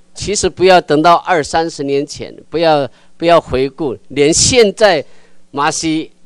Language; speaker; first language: Chinese; non-native, local second language; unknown